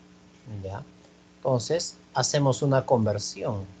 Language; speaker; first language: Spanish; native; Spanish